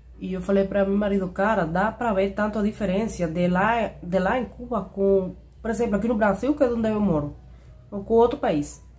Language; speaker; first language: Portuguese; non-native, fluent; Spanish